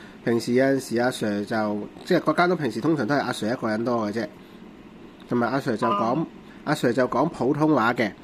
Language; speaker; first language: Cantonese; native; Cantonese